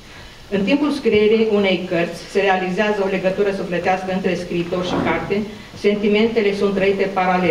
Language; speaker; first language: Romanian; native; Romanian